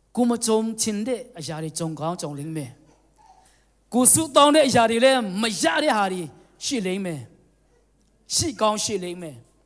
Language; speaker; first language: Burmese; non-native, local second language; Tedim Chin